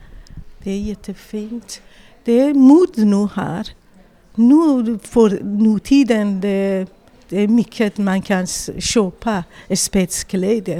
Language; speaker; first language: Swedish; non-native, learner; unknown